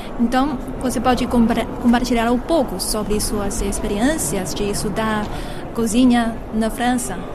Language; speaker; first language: Portuguese; non-native, fluent; Chinese